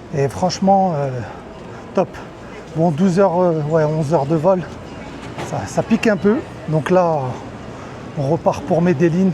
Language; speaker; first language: French; native; French